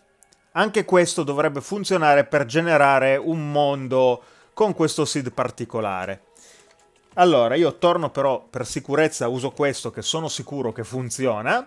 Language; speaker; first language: Italian; native; Italian